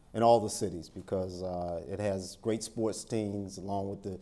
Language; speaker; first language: English; native; English